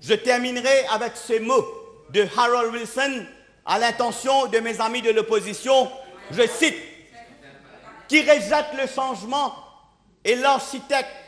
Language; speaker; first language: French; non-native, local second language; Morisyen